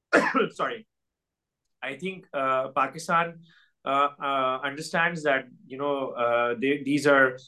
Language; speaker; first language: English; non-native, local second language; Urdu